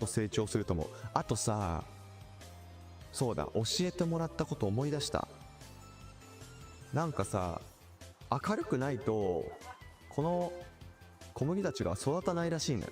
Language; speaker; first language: Japanese; native; Japanese